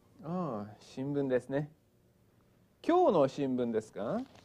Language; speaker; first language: Japanese; non-native, fluent; English